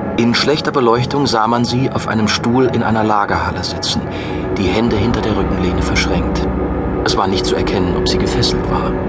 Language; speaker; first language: German; native; German